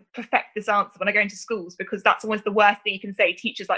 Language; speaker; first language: English; native; English